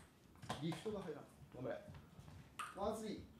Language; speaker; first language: Japanese; native; Japanese